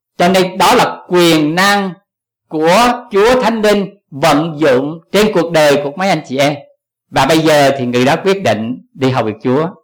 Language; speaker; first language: Vietnamese; native; Vietnamese